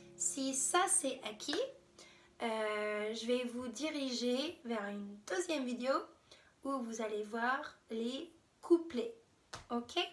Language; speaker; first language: French; non-native, fluent; English